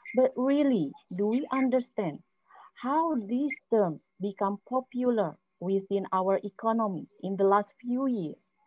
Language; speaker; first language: English; non-native, fluent; Indonesian